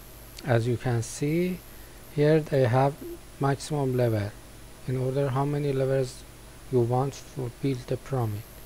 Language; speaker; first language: English; non-native, fluent; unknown